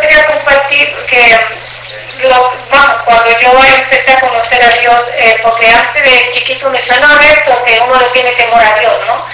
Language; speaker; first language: Spanish; native; Spanish